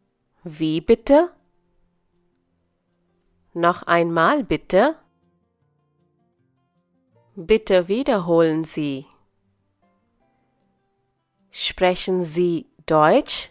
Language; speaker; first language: German; non-native, fluent; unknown